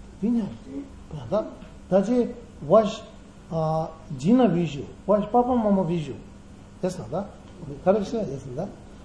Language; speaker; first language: Russian; non-native, learner; Tibetan